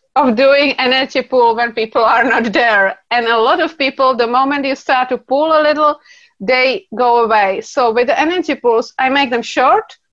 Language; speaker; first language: English; non-native, fluent; Czech